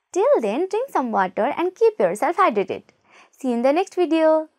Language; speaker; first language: English; non-native, local second language; Nepali